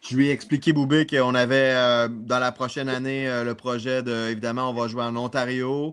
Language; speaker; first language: French; native; French